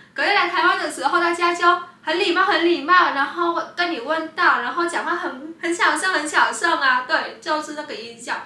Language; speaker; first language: Chinese; non-native, fluent; Vietnamese